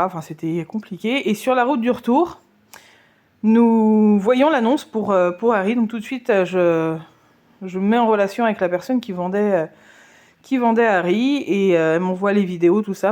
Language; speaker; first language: French; native; French